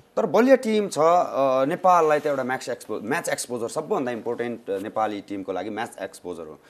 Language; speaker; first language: Nepali; native; Nepali